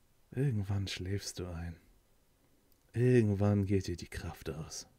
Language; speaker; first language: German; native; German